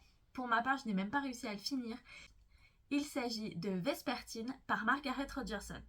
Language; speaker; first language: French; native; French